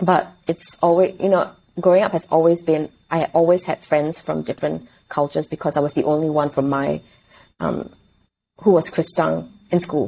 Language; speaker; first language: English; native; English